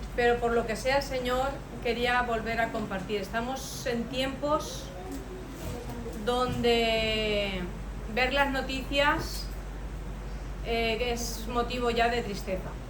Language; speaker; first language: Spanish; native; Spanish